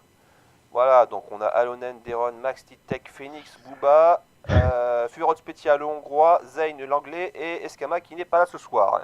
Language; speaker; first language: French; native; French